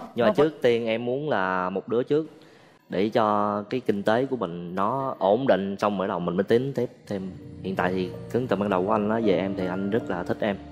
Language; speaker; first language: Vietnamese; native; Vietnamese